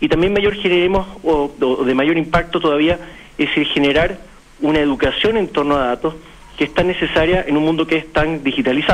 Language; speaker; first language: Spanish; native; Spanish